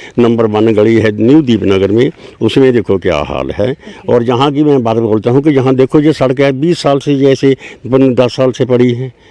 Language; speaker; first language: Hindi; non-native, local second language; Punjabi